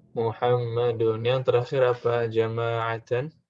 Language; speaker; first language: Indonesian; native; Indonesian